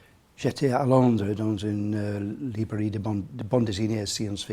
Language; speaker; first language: French; non-native, learner; English